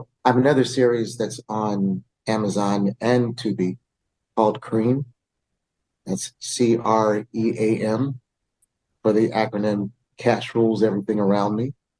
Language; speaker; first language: English; native; English